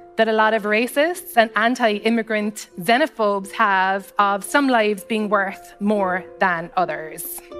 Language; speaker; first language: English; native; English